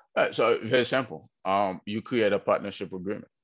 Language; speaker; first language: English; early bilingual, heritage; English